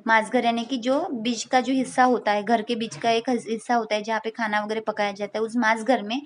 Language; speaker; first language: Hindi; non-native, local second language; Marathi